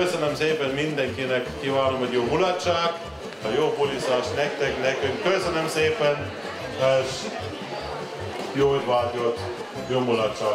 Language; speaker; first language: Hungarian; non-native, learner; German